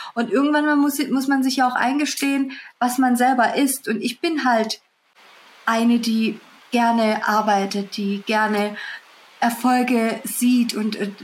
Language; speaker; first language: German; early bilingual, other home language; Russian